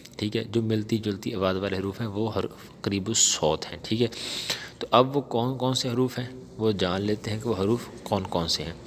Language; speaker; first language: Urdu; non-native, local second language; Punjabi